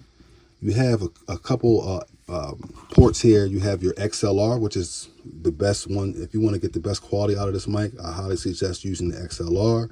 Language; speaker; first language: English; native; English